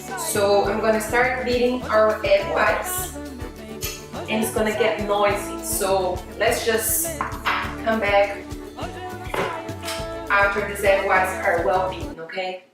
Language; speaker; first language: English; non-native, fluent; Portuguese